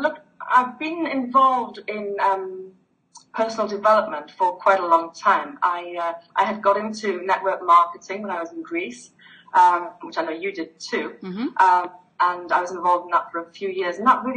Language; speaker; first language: English; native; English